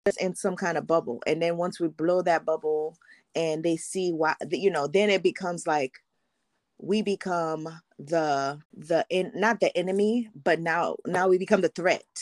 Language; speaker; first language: English; early bilingual, other home language; Haitian Creole